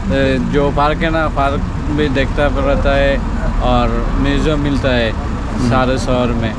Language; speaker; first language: Hindi; non-native, learner; Bangla